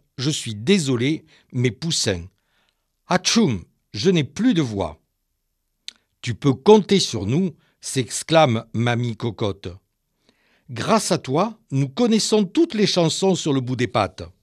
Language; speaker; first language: French; native; French